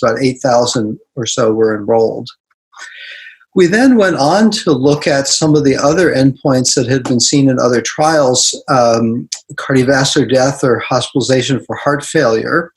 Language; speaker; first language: English; native; English